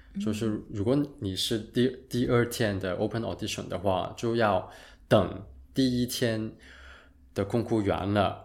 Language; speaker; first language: Chinese; non-native, local second language; Cantonese